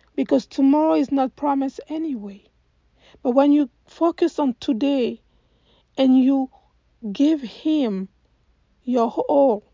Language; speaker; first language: English; non-native, fluent; French